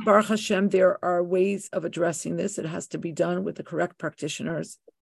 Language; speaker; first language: English; native; English